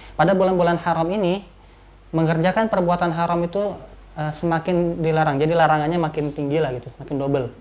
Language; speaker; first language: Indonesian; native; Indonesian